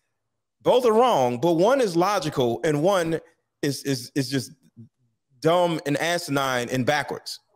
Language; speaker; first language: English; native; English